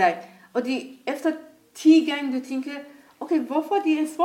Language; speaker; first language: Danish; non-native, fluent; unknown